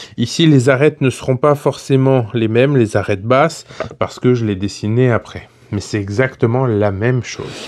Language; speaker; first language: French; native; French